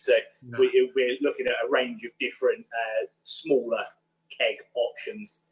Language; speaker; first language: English; native; English